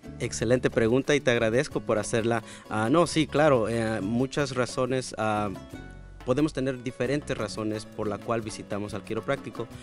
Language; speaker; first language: Spanish; native; Spanish